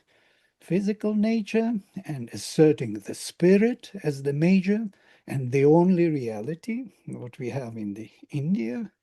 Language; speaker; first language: English; non-native, fluent; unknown